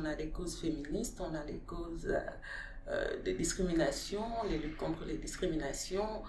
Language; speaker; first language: French; non-native, local second language; Wolof